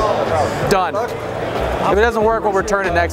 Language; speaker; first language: English; native; English